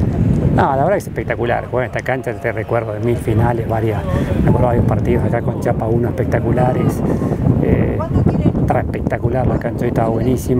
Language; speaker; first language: Spanish; native; Spanish